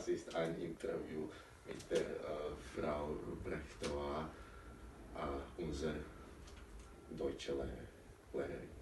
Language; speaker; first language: German; non-native, learner; Czech